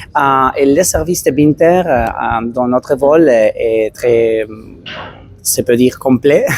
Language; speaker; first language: French; non-native, learner; Spanish